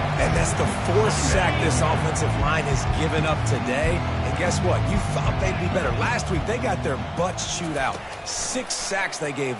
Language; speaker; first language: English; native; English